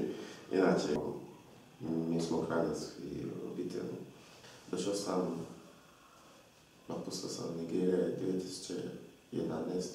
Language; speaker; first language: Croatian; non-native, learner; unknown